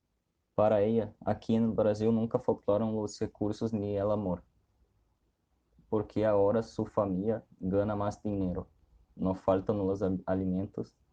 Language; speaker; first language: Spanish; non-native, learner; Portuguese